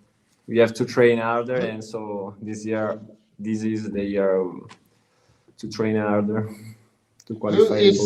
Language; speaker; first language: English; non-native, learner; Italian